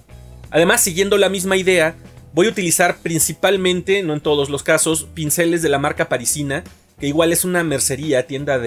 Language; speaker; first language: Spanish; native; Spanish